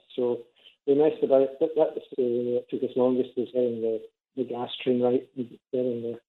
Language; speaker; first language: English; native; English